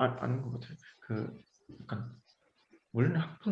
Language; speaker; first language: Korean; non-native, fluent; Indonesian